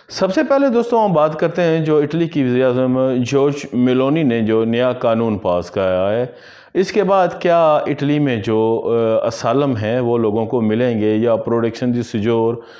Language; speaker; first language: Urdu; non-native, local second language; Punjabi